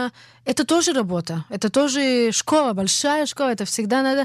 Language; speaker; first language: Russian; early bilingual, heritage; Hebrew